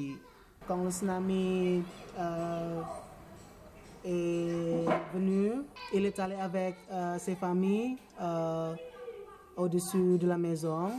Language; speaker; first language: French; non-native, learner; Indonesian